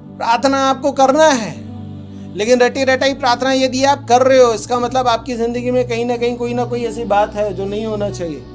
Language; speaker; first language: Hindi; non-native, local second language; Marathi